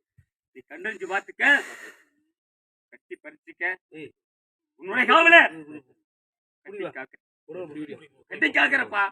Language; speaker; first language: Tamil; native; Tamil